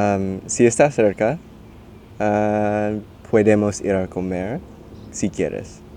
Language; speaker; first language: Spanish; non-native, learner; English